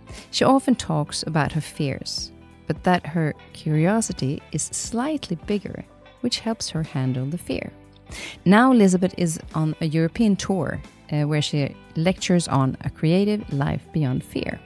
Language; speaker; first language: English; non-native, fluent; Swedish